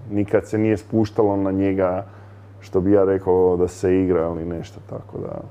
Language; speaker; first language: Croatian; native; Croatian